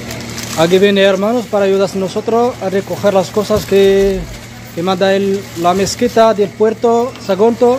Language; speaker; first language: Spanish; non-native, learner; Arabic